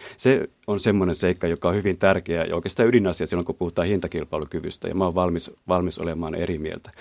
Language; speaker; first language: Finnish; native; Finnish